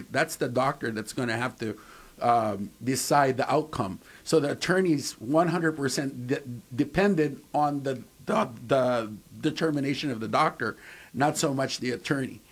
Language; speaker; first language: English; native; English